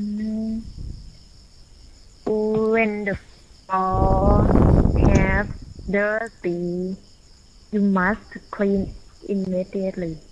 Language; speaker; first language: English; non-native, learner; Thai